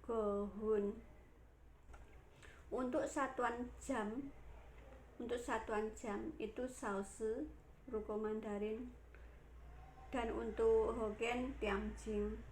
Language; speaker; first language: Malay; non-native, local second language; Javanese